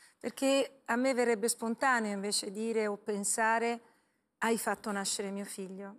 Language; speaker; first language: Italian; native; Italian